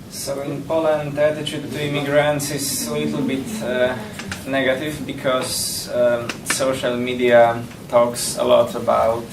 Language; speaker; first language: English; non-native, learner; Polish